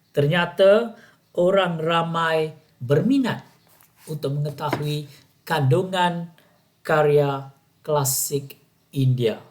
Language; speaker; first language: Malay; non-native, local second language; Tamil